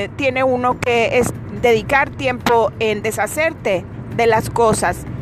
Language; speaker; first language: Spanish; native; Spanish